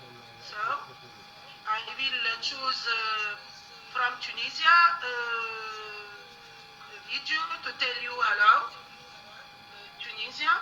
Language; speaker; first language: English; non-native, learner; Arabic